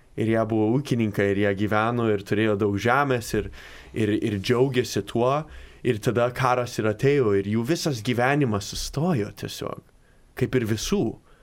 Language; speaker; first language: Lithuanian; early bilingual, heritage; Lithuanian